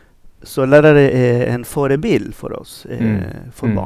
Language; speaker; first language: Swedish; non-native, fluent; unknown